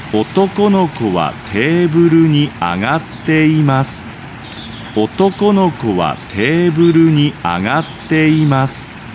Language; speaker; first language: Japanese; non-native, learner; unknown